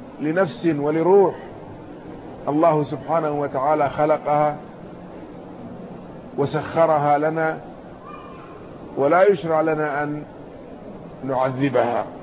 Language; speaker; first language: Arabic; native; Arabic